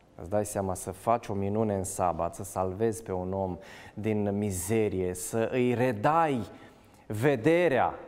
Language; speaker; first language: Romanian; native; Romanian